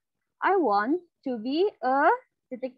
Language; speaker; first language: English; non-native, fluent; Indonesian